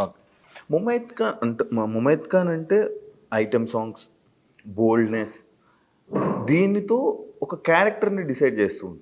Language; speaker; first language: Telugu; native; Telugu